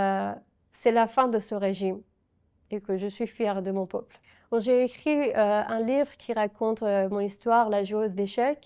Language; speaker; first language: French; non-native, fluent; Persian